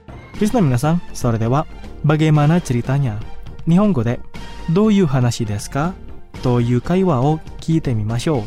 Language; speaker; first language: Japanese; non-native, fluent; Indonesian